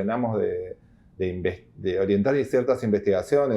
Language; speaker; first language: Spanish; native; Spanish